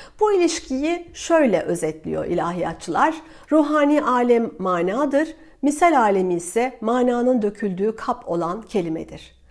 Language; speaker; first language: Turkish; native; Turkish